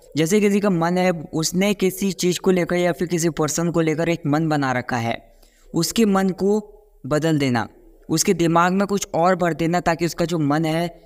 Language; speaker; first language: Hindi; native; Hindi